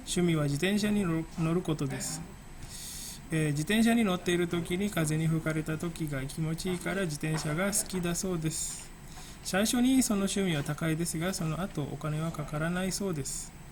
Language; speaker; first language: Japanese; non-native, fluent; Indonesian